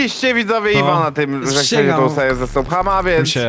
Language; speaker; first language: Polish; native; Polish